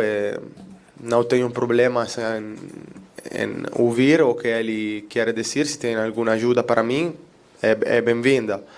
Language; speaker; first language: Portuguese; non-native, learner; Italian